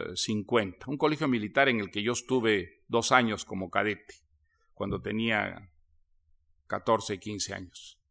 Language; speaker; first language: Spanish; native; Spanish